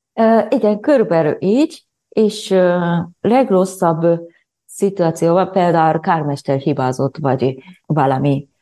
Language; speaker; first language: Hungarian; non-native, learner; Japanese